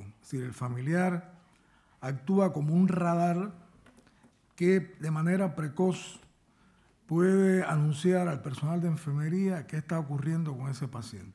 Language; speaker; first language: Spanish; native; Spanish